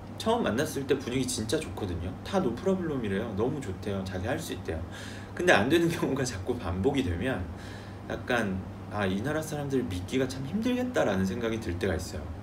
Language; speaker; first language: Korean; native; Korean